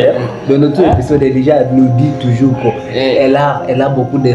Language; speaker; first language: French; non-native, learner; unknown